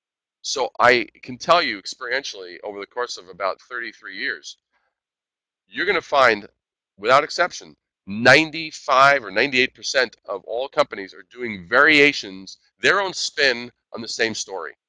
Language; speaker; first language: English; native; English